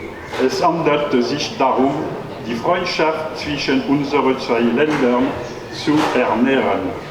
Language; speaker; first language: German; non-native, learner; French